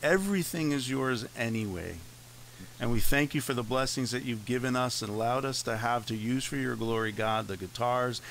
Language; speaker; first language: English; native; English